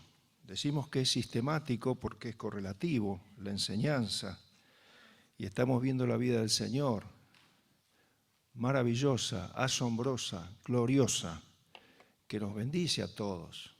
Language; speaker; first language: Spanish; native; Spanish